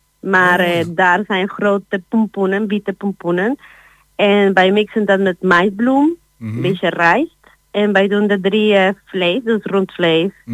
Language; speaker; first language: Dutch; non-native, learner; Spanish